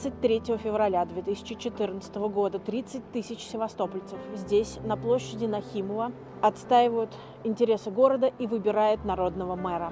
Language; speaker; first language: Russian; native; Russian